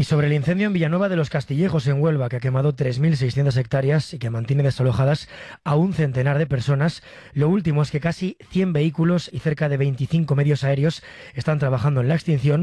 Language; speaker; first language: Spanish; native; Spanish